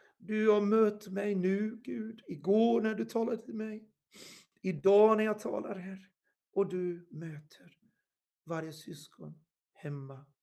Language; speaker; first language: Swedish; non-native, fluent; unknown